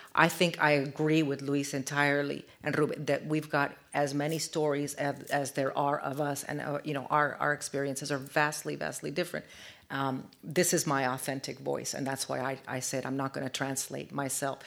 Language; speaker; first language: English; early bilingual, other home language; Spanish